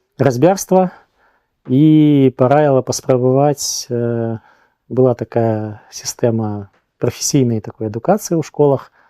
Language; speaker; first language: Belarusian; non-native, local second language; Russian